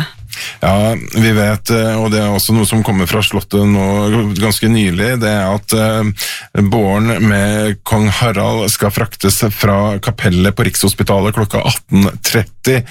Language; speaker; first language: Norwegian; native; Norwegian